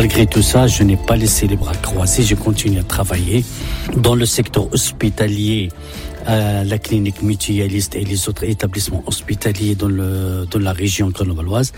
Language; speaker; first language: French; non-native, local second language; Arabic